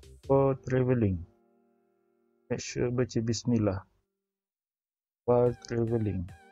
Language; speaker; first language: English; non-native, local second language; Malay